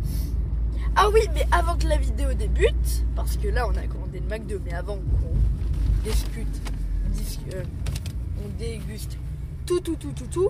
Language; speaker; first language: French; native; French